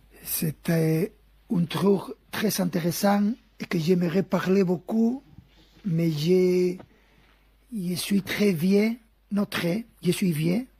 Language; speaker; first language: French; non-native, fluent; Spanish